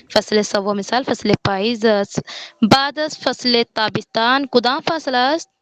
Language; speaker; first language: Persian; non-native, learner; Urdu